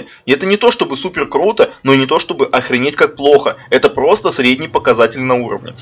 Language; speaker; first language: Russian; native; Russian